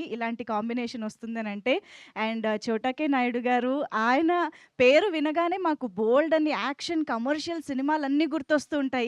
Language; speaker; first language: Telugu; native; Telugu